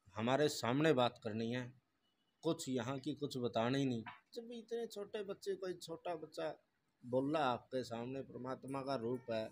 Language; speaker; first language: Hindi; native; Hindi